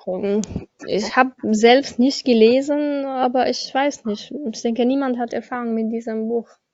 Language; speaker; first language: German; non-native, learner; Arabic